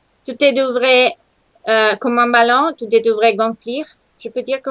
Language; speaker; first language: French; non-native, learner; Italian